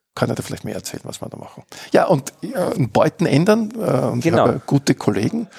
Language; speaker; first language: German; native; German